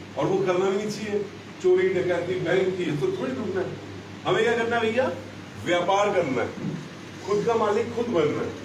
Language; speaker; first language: Hindi; non-native, local second language; Gujarati